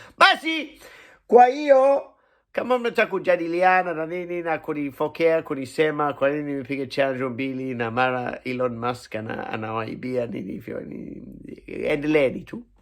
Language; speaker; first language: Swahili; non-native, fluent; English